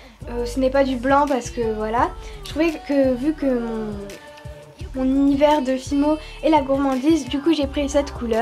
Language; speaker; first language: French; native; French